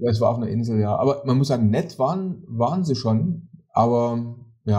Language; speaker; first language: German; native; German